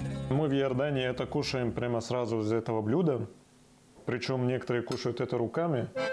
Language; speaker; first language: Russian; non-native, fluent; Arabic